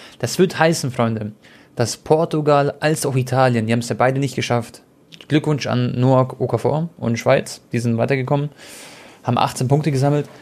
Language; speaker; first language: German; early bilingual, other home language; Croatian